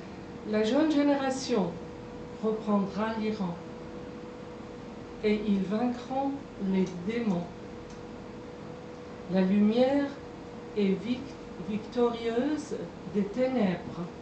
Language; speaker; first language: French; non-native, fluent; Persian